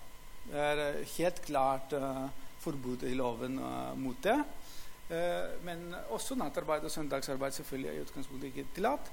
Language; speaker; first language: Norwegian; non-native, fluent; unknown